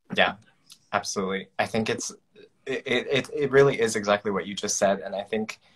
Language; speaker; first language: English; native; English